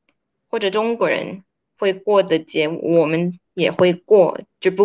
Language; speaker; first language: Chinese; early bilingual, heritage; Chinese